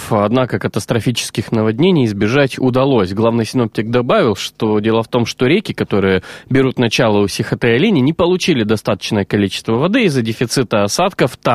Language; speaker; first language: Russian; native; Russian